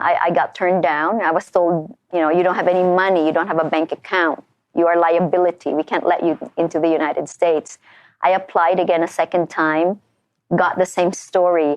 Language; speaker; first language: English; non-native, local second language; Filipino